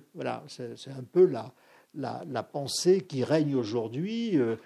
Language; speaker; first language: French; native; French